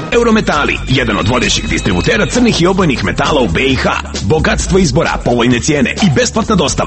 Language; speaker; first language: Croatian; native; Croatian